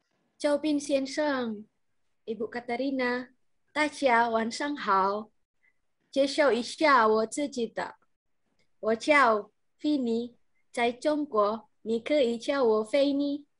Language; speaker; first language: Chinese; non-native, learner; Indonesian